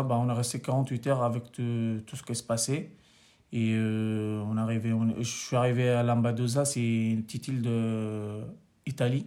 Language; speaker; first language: French; non-native, local second language; Arabic